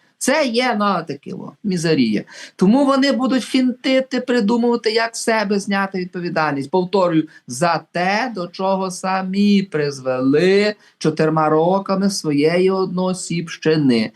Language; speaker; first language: Ukrainian; native; Ukrainian